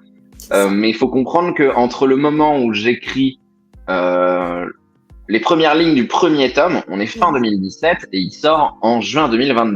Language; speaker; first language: French; native; French